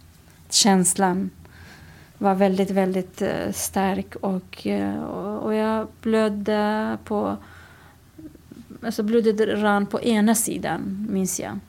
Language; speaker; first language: Swedish; non-native, fluent; Kurdish